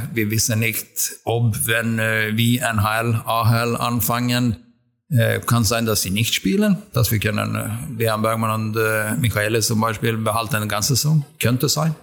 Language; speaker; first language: German; non-native, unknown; Swedish